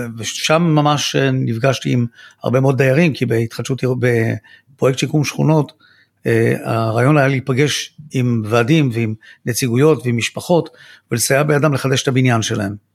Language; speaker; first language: Hebrew; native; Hebrew